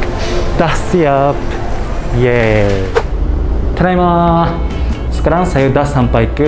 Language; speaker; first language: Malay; non-native, learner; Japanese